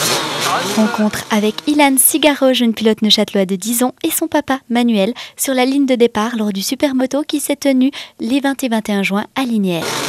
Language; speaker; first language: French; native; French